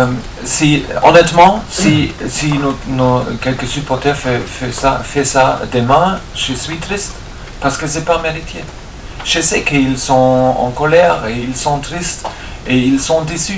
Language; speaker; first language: French; non-native, fluent; German